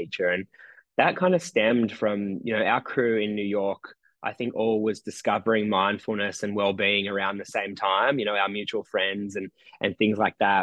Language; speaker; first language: English; native; English